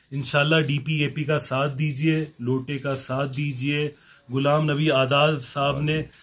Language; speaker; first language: Hindi; non-native, local second language; Kashmiri